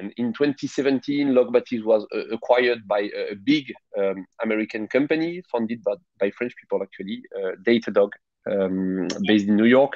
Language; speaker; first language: English; non-native, fluent; French